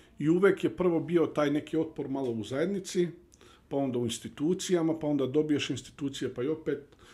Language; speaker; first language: Bosnian; early bilingual, heritage; Bosnian